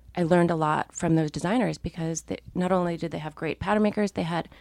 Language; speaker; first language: English; native; English